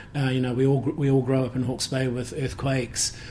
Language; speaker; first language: English; native; English